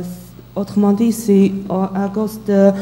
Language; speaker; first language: French; non-native, learner; Chinese